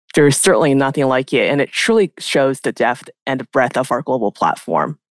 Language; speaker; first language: English; native; English